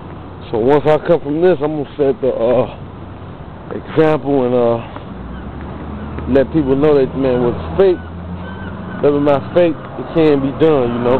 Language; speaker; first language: English; native; English